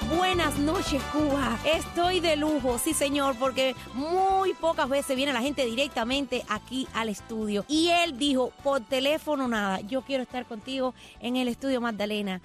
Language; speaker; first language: Spanish; native; Spanish